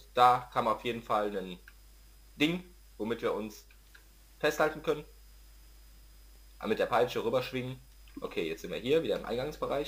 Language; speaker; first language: German; native; German